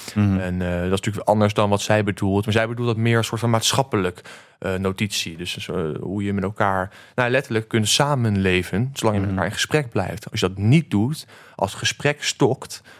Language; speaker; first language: Dutch; native; Dutch